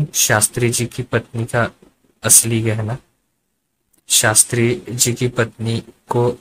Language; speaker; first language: Hindi; non-native, local second language; Marathi